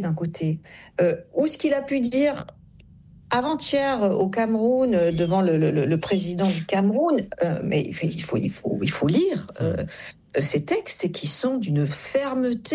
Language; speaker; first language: French; native; French